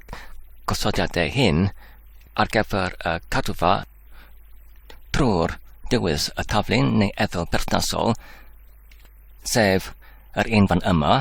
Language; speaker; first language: Welsh; non-native, learner; English